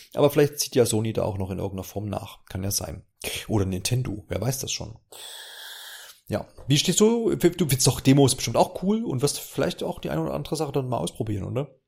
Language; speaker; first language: German; native; German